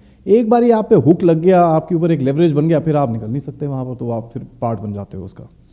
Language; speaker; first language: Hindi; native; Hindi